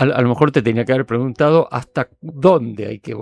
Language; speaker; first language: Spanish; native; Spanish